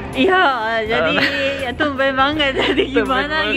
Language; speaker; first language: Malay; non-native, fluent; Japanese